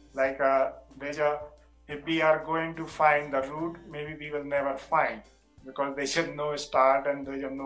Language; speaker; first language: English; non-native, local second language; Hindi